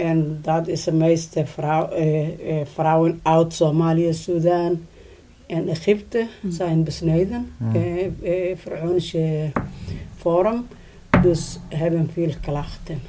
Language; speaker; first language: Dutch; non-native, learner; Somali